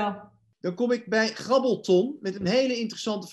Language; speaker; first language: Dutch; native; Dutch